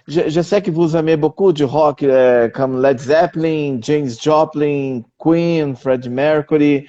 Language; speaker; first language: French; non-native, learner; Portuguese